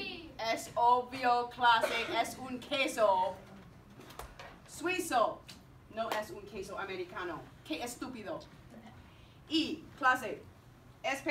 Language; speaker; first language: Spanish; non-native, fluent; English